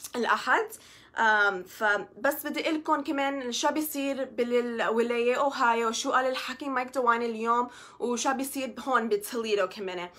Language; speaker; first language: Arabic; early bilingual, other home language; English